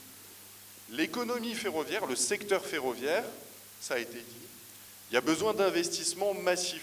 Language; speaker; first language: French; native; French